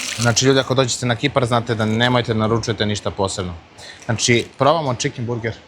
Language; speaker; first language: Bosnian; early bilingual, heritage; Bosnian